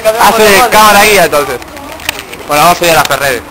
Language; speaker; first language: Spanish; native; Spanish